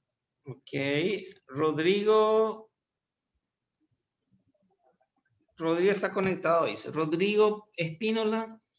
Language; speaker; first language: Spanish; native; Spanish